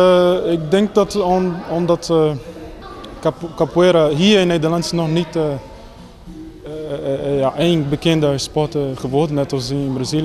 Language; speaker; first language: Dutch; non-native, fluent; Portuguese